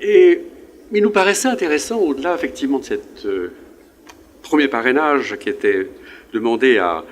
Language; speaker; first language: French; native; French